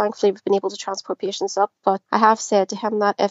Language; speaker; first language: English; native; English